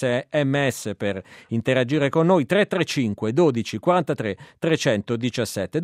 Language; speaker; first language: Italian; native; Italian